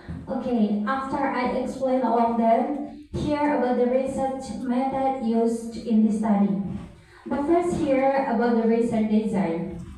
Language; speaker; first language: English; non-native, learner; Indonesian